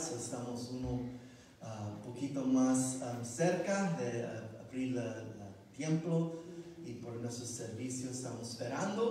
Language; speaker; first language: Spanish; non-native, learner; English